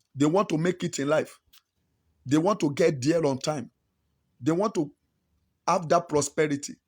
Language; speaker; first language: English; non-native, local second language; Yoruba